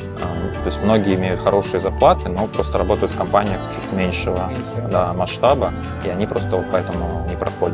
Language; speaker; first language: Russian; native; Russian